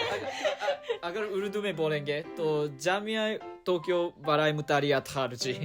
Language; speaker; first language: Hindi; non-native, fluent; Japanese